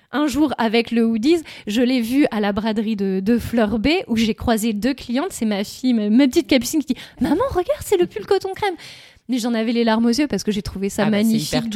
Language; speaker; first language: French; native; French